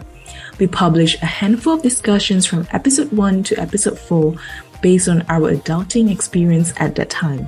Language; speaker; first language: English; non-native, local second language; Chinese